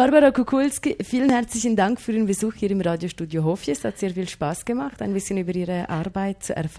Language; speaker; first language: German; native; German